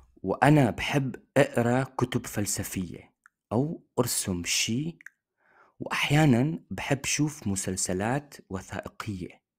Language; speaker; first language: Arabic; native; Arabic